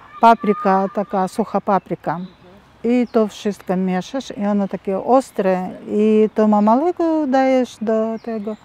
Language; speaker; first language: Polish; non-native, learner; Russian